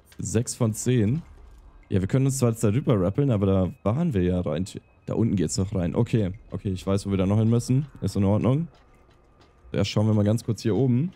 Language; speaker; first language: German; native; German